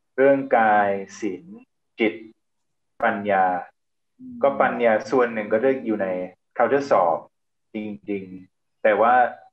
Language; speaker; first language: Thai; non-native, fluent; English